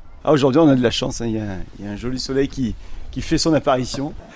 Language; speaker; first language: French; native; French